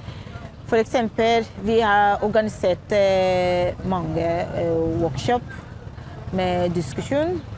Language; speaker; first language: Norwegian; non-native, fluent; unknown